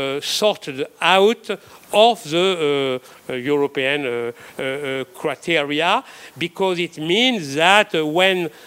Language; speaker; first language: English; non-native, fluent; French